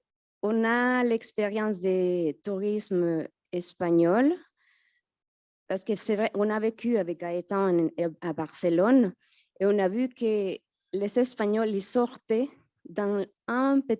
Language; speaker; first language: French; non-native, fluent; Spanish